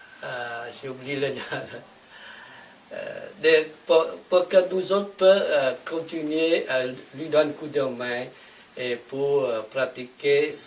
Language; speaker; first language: French; non-native, fluent; Vietnamese